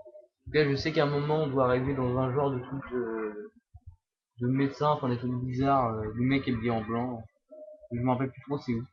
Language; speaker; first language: French; native; French